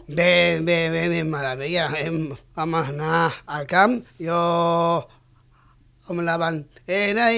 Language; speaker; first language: Catalan; non-native, local second language; Spanish